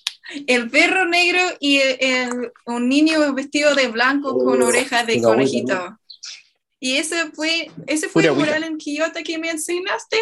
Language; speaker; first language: Spanish; non-native, fluent; English